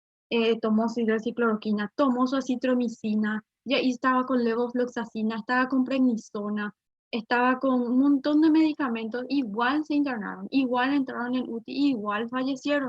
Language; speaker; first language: Spanish; native; Spanish